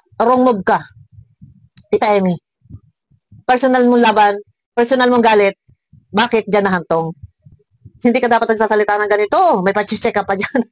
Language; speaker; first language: Filipino; native; Filipino